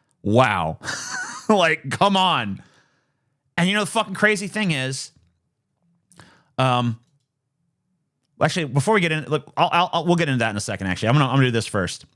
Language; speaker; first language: English; native; English